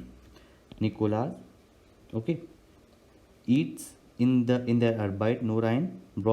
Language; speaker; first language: German; non-native, learner; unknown